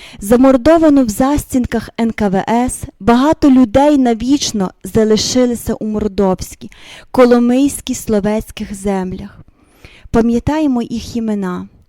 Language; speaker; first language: Ukrainian; native; Ukrainian